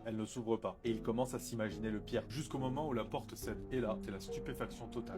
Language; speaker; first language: French; native; French